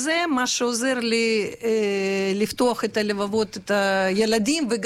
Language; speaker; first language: Hebrew; non-native, fluent; Ukrainian